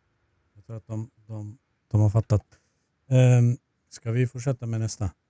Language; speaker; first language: Swedish; non-native, fluent; Turkish